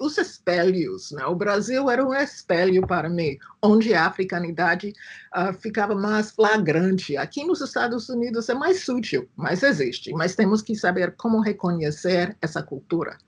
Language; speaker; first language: Portuguese; non-native, fluent; English